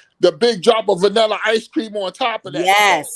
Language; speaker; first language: English; native; English